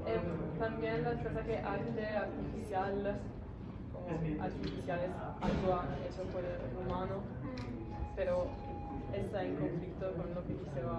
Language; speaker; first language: Spanish; non-native, fluent; Italian